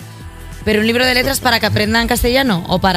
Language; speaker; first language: Spanish; native; Spanish